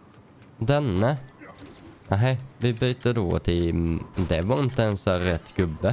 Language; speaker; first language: Swedish; native; Swedish